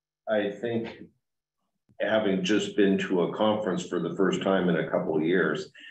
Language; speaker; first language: English; native; English